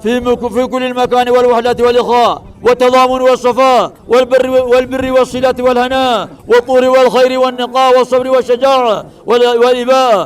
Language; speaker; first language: Arabic; non-native, fluent; Oromo